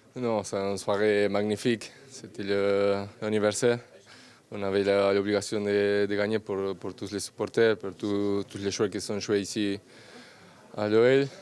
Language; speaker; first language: French; non-native, fluent; Spanish